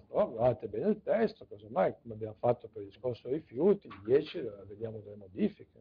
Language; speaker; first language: Italian; native; Italian